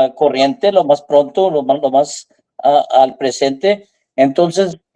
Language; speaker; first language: Spanish; early bilingual, heritage; Spanish